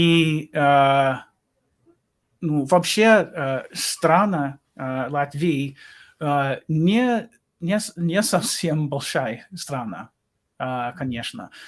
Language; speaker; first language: Russian; non-native, learner; English